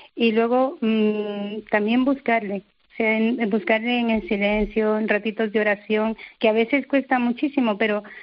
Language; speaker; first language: Spanish; native; Spanish